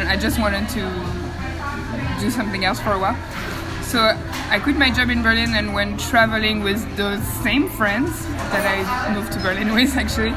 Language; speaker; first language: English; non-native, fluent; French